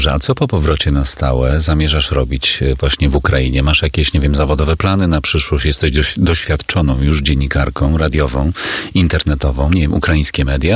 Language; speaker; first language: Polish; native; Polish